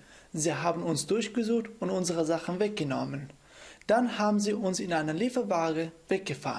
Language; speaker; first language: German; non-native, fluent; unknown